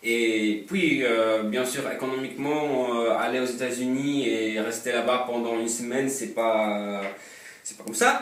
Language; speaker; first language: French; non-native, fluent; Polish